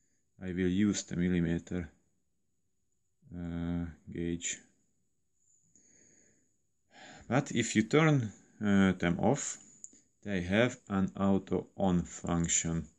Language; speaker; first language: English; non-native, learner; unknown